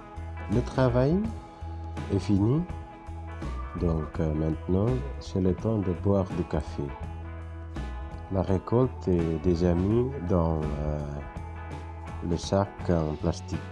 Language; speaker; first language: French; non-native, fluent; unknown